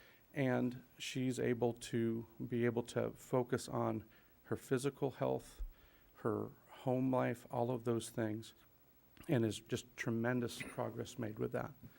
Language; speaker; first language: English; native; English